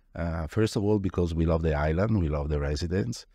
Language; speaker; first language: English; non-native, fluent; Italian